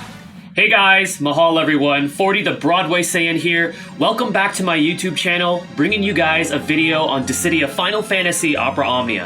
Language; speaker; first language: English; native; English